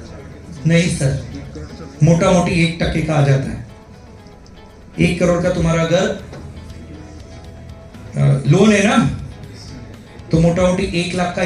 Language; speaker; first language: Hindi; native; Hindi